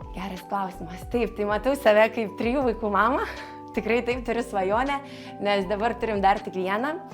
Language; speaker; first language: Lithuanian; native; Lithuanian